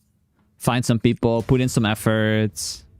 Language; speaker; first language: English; native; English